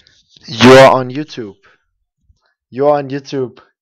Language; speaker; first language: English; non-native, learner; Danish